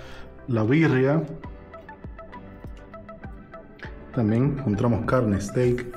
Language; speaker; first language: Spanish; native; Spanish